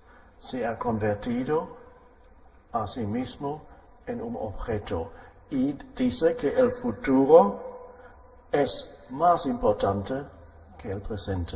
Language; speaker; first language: Spanish; non-native, fluent; German